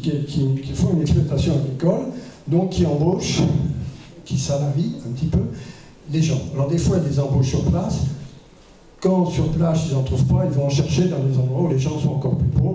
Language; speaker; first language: French; native; French